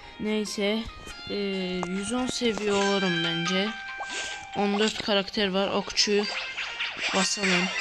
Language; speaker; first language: Turkish; native; Turkish